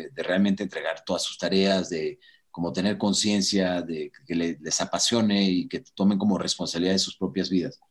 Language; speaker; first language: Spanish; native; Spanish